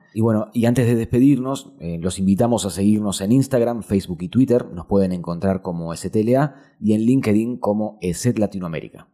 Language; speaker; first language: Spanish; native; Spanish